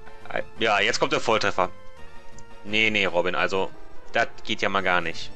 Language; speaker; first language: German; native; German